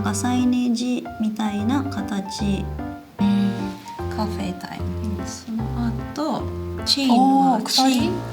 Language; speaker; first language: Japanese; non-native, fluent; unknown